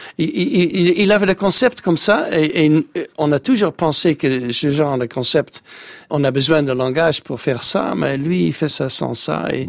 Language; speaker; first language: French; non-native, fluent; Dutch